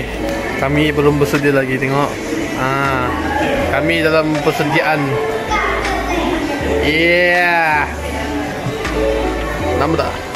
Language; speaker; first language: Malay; non-native, local second language; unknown